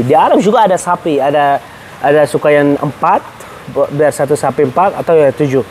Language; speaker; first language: Indonesian; non-native, learner; Arabic